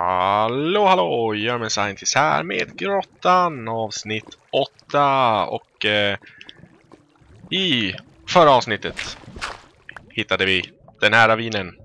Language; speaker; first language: Swedish; native; Swedish